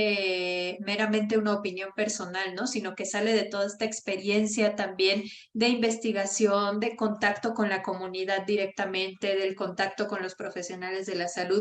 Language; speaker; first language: Spanish; native; Spanish